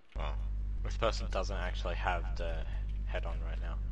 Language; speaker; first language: English; native; English